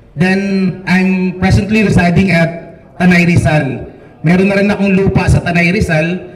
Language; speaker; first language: Filipino; native; Filipino